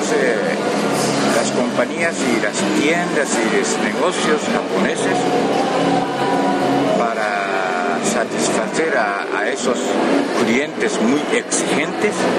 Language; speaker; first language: Spanish; non-native, fluent; Japanese